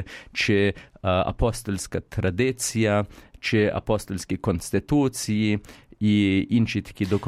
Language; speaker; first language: Ukrainian; early bilingual, heritage; Ukrainian